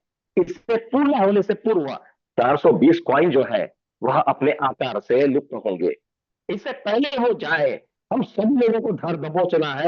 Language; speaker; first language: Hindi; native; Hindi